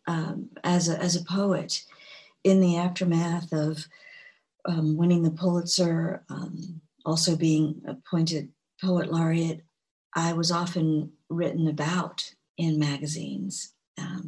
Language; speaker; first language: English; native; English